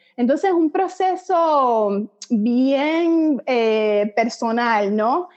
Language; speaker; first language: Spanish; native; Spanish